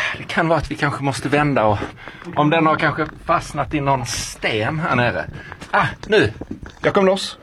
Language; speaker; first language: Swedish; native; Swedish